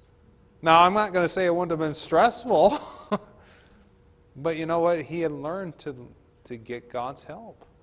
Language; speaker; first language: English; native; English